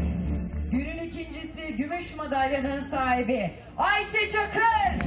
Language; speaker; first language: Turkish; native; Turkish